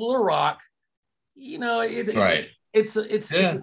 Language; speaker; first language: English; native; English